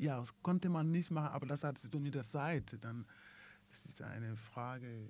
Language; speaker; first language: German; non-native, learner; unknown